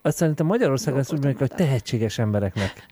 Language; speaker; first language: Hungarian; native; Hungarian